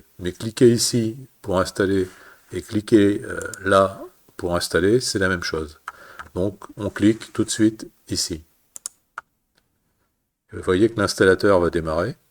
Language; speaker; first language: French; native; French